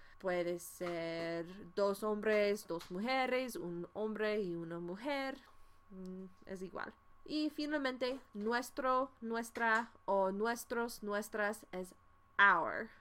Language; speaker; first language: Spanish; non-native, fluent; English